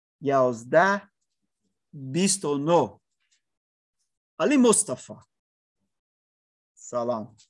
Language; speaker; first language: Persian; non-native, learner; English